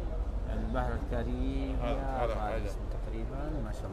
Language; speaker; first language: Arabic; native; Arabic